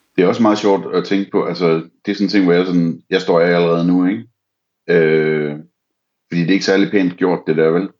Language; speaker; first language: Danish; native; Danish